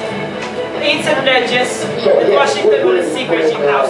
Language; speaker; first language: English; non-native, local second language; Filipino